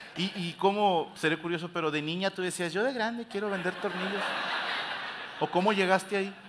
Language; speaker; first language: Spanish; native; Spanish